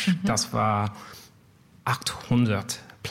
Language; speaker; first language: German; non-native, learner; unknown